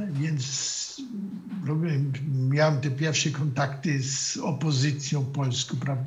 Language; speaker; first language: Polish; non-native, fluent; German